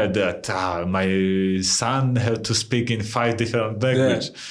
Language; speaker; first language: English; non-native, fluent; Georgian